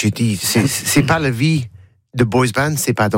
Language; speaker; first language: French; non-native, learner; English